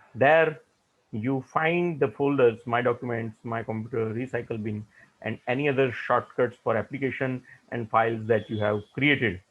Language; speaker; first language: English; non-native, local second language; Gujarati